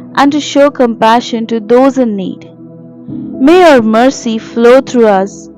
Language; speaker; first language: English; non-native, local second language; Telugu